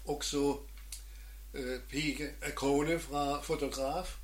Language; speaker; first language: Danish; non-native, learner; German